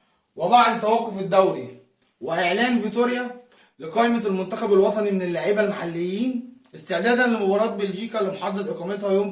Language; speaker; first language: Arabic; native; Arabic